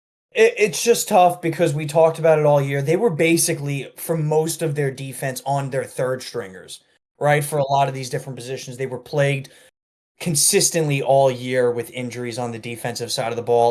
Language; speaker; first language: English; native; English